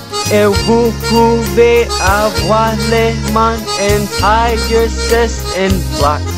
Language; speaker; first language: French; non-native, learner; English